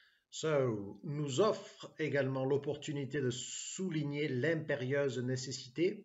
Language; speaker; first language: French; non-native, fluent; English